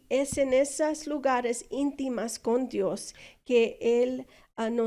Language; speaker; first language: Spanish; non-native, fluent; English